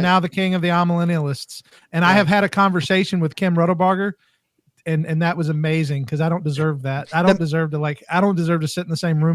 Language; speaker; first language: English; native; English